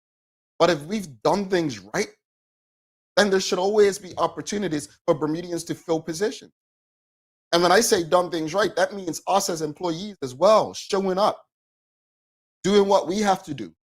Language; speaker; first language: English; native; English